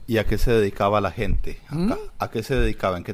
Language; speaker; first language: Spanish; native; Spanish